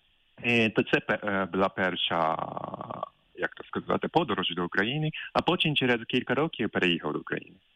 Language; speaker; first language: Ukrainian; non-native, fluent; Japanese